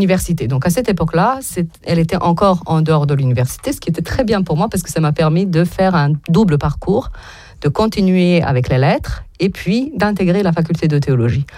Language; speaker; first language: French; non-native, fluent; Serbian